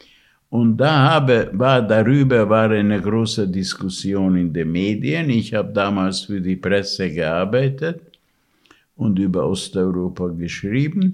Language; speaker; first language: German; non-native, fluent; Hungarian